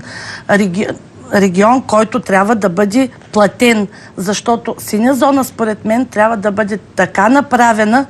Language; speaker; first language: Bulgarian; native; Bulgarian